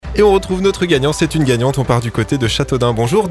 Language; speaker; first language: French; native; French